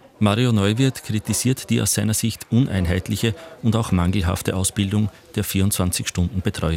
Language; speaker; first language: German; native; German